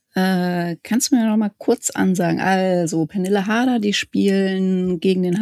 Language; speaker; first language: German; native; German